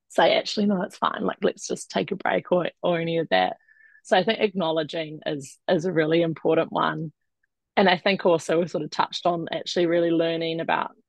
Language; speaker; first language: English; native; English